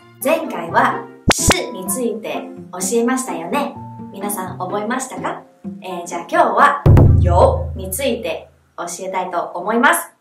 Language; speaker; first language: Japanese; non-native, fluent; Chinese